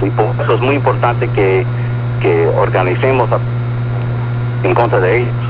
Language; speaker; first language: Spanish; early bilingual, heritage; Spanish